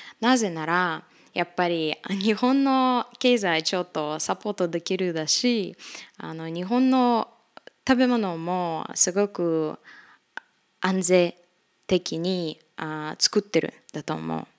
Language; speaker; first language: Japanese; non-native, fluent; Russian